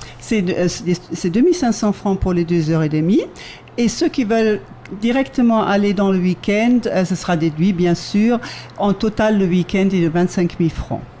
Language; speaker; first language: French; native; French